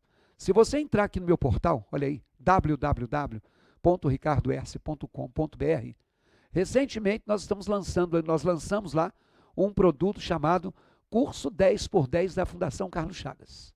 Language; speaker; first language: Portuguese; native; Portuguese